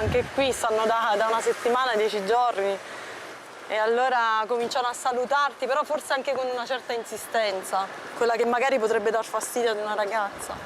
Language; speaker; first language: Italian; native; Italian